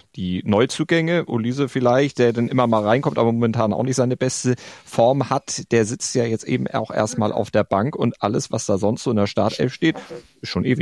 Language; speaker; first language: German; native; German